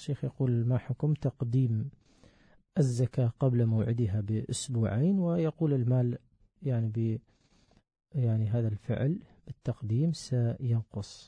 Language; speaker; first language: Arabic; native; Arabic